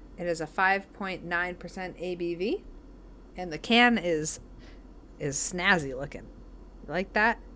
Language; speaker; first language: English; native; English